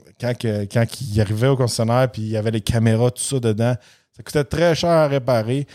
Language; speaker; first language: French; native; French